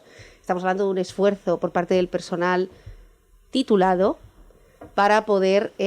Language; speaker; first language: Spanish; native; Spanish